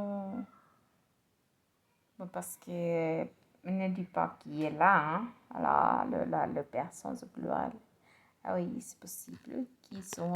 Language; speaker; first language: French; non-native, learner; Spanish